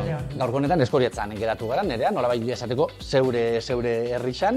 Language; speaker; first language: Basque; native; Basque